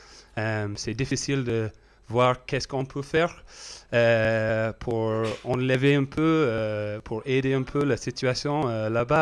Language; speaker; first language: French; non-native, learner; English